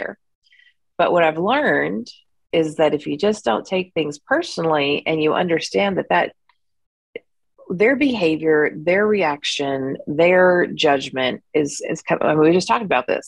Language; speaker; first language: English; native; English